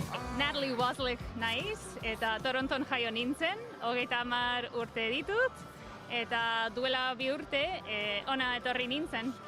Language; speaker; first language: Basque; non-native, fluent; English